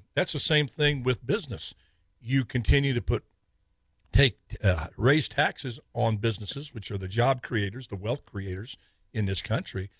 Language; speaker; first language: English; native; English